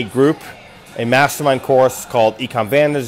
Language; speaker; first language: English; native; English